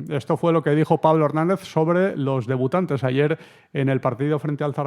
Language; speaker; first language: Spanish; native; Spanish